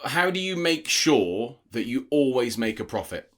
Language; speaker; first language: English; native; English